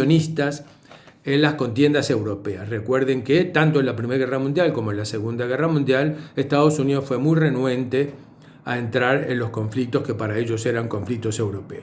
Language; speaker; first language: Spanish; native; Spanish